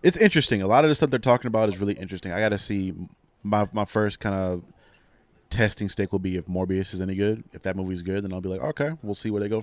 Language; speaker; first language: English; native; English